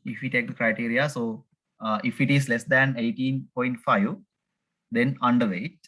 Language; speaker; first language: English; non-native, local second language; Sinhala